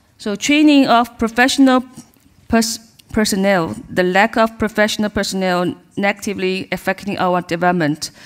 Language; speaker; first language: English; non-native, learner; Chinese